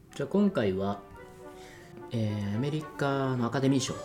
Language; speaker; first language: Japanese; non-native, fluent; Chinese